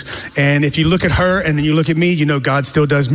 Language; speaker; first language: English; native; English